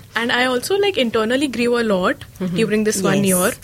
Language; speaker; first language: English; non-native, local second language; Marathi